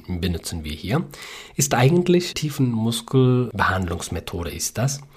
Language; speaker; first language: German; non-native, learner; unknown